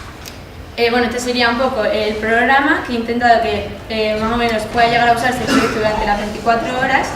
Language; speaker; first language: Spanish; native; Spanish